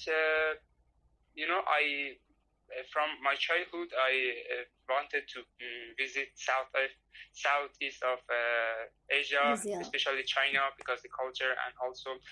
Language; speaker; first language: English; non-native, learner; Persian